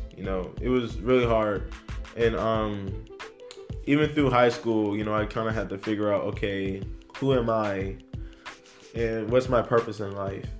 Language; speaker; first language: English; native; English